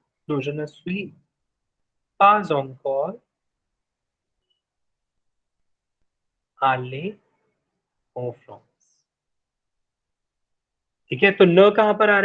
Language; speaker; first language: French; non-native, fluent; Hindi